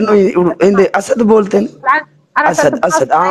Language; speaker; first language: Arabic; non-native, learner; Punjabi